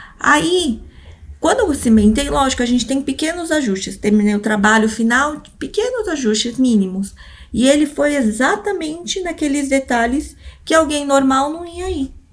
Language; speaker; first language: Portuguese; early bilingual, other home language; Korean